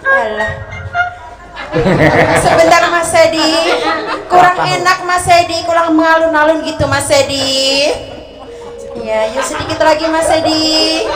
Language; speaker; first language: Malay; non-native, local second language; Javanese